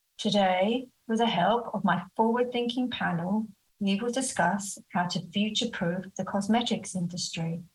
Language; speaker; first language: English; native; English